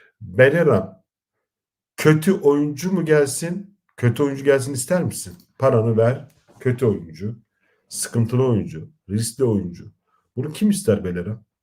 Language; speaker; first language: Turkish; native; Turkish